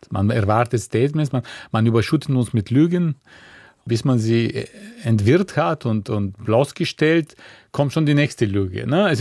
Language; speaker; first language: German; non-native, fluent; Bulgarian